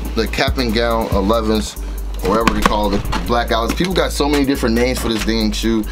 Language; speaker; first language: English; native; English